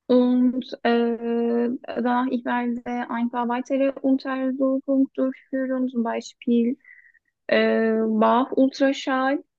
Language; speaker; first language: German; non-native, learner; Turkish